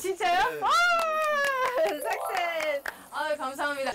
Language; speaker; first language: Korean; non-native, fluent; Turkish